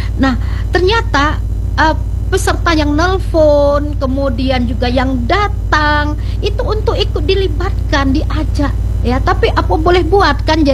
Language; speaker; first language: Indonesian; native; Indonesian